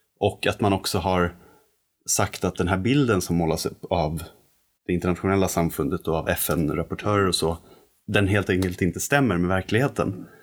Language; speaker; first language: Swedish; native; Swedish